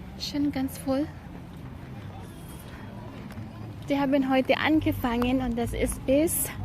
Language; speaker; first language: German; non-native, learner; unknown